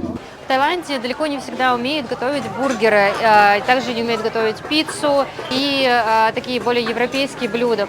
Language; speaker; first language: Russian; native; Russian